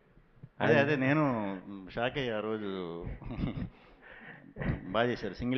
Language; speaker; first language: Telugu; native; Telugu